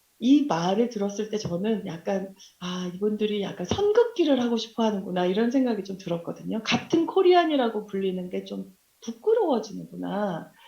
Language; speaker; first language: Korean; native; Korean